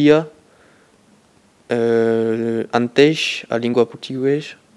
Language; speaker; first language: Portuguese; non-native, learner; French